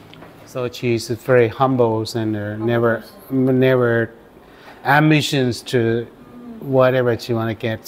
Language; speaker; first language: English; non-native, learner; Thai